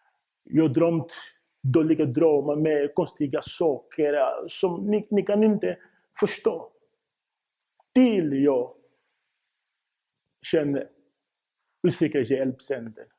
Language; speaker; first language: Swedish; non-native, fluent; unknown